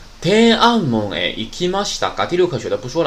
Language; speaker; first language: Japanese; non-native, fluent; Chinese